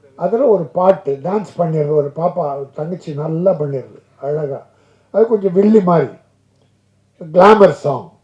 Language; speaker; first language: Tamil; native; Tamil